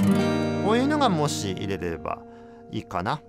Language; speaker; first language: Japanese; native; Japanese